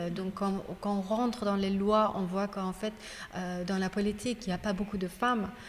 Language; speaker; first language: French; non-native, fluent; Persian